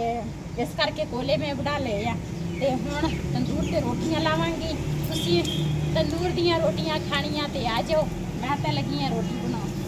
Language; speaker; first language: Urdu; non-native, local second language; Punjabi